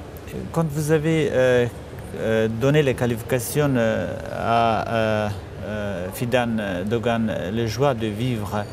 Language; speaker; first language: French; non-native, fluent; Kurdish